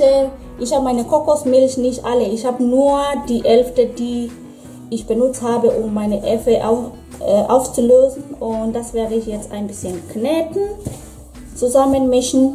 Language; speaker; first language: German; non-native, fluent; Swahili